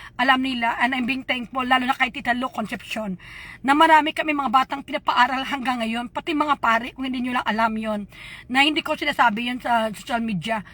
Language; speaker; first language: Filipino; non-native, local second language; Hiligaynon